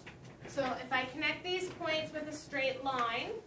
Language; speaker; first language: English; native; English